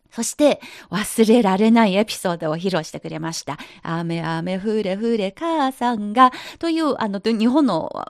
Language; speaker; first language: Japanese; non-native, fluent; Chinese